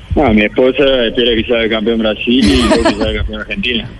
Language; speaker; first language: Spanish; native; Spanish